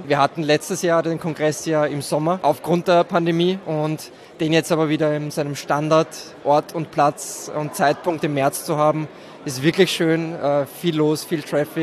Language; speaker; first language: German; native; German